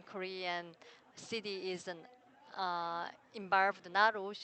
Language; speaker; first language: English; non-native, learner; Korean